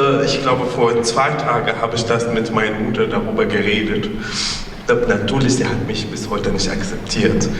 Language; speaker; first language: German; non-native, learner; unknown